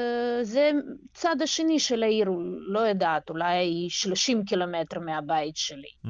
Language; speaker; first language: Hebrew; non-native, fluent; Russian